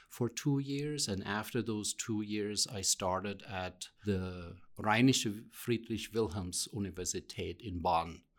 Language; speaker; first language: English; non-native, fluent; German